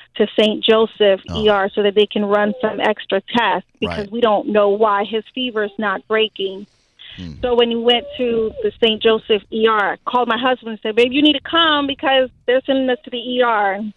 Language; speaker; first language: English; early bilingual, other home language; Haitian Creole